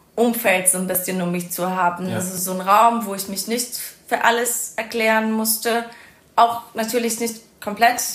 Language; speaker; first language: German; early bilingual, other home language; Persian